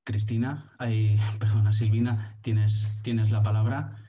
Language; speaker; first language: Spanish; non-native, local second language; Catalan